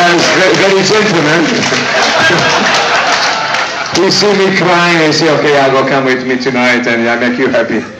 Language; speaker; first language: English; non-native, learner; Italian